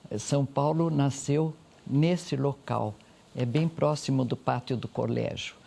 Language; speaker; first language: Portuguese; native; Portuguese